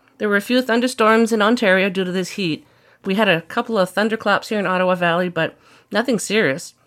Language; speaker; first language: English; native; English